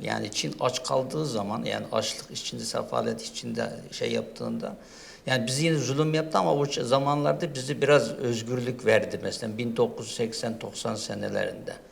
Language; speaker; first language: Turkish; non-native, fluent; Uyghur